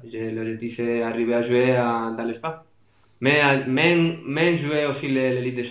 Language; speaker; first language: French; non-native, fluent; Spanish